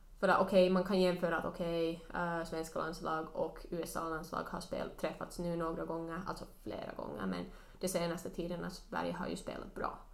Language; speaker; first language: Swedish; non-native, local second language; Finnish